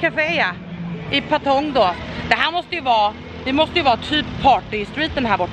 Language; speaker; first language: Swedish; native; Swedish